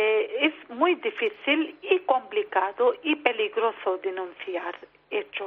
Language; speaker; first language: Spanish; non-native, learner; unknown